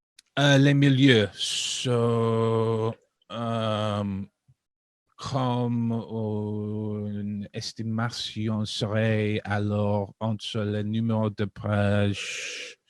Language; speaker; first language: French; non-native, learner; English